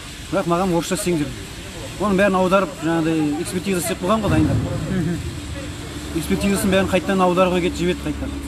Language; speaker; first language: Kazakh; native; Kazakh